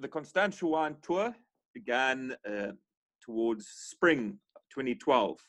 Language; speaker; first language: English; native; English